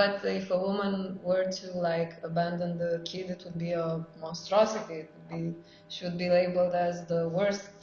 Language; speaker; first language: English; non-native, fluent; Romanian